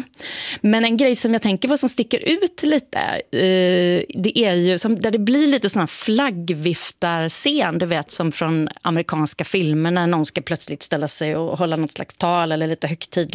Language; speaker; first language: Swedish; native; Swedish